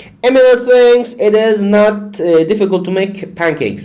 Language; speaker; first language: English; non-native, fluent; Turkish